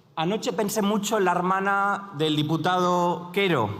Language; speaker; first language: Spanish; native; Spanish